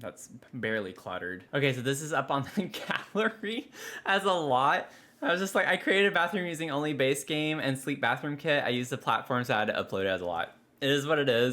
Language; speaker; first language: English; native; English